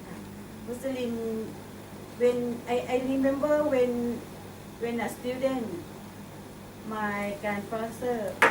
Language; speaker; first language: English; non-native, learner; Thai